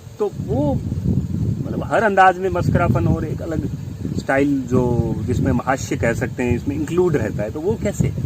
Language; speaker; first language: Hindi; non-native, local second language; Rajasthani